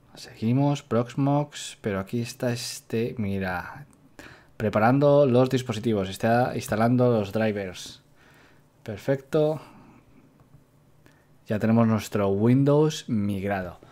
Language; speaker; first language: Spanish; native; Spanish